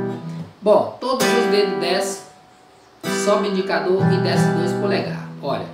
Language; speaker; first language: Portuguese; native; Portuguese